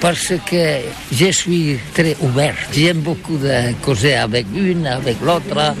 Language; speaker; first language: French; non-native, learner; Catalan